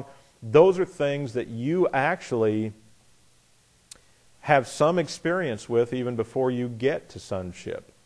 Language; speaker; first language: English; native; English